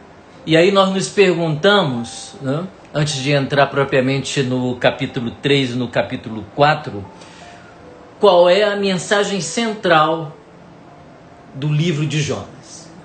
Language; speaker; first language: Portuguese; native; Portuguese